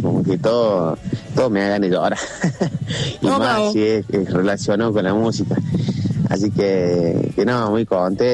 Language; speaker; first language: Spanish; native; Spanish